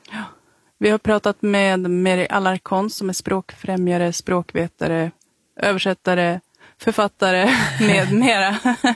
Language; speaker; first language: Swedish; native; Swedish